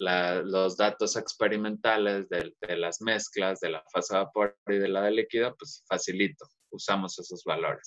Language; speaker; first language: Spanish; native; Spanish